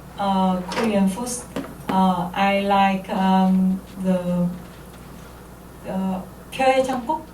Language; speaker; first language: English; non-native, learner; Vietnamese